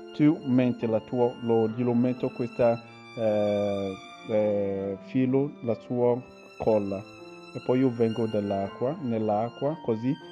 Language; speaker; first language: Italian; non-native, learner; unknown